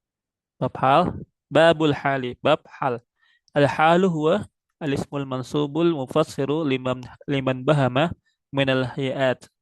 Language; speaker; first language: Arabic; non-native, fluent; Indonesian